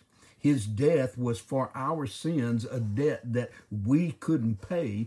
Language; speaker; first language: English; native; English